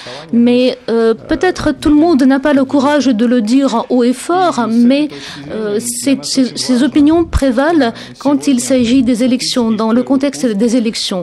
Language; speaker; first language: French; non-native, fluent; Russian